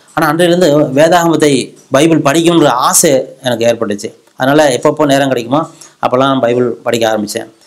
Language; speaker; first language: Tamil; non-native, local second language; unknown